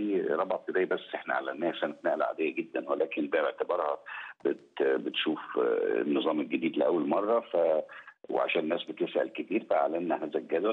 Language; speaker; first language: Arabic; native; Arabic